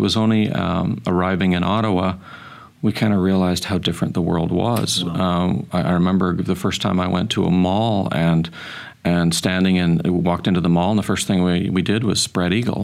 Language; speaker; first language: English; native; English